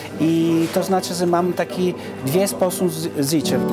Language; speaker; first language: Polish; non-native, learner; Italian